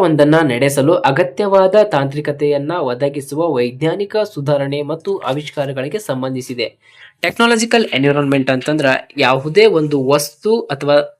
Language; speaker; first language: Kannada; native; Kannada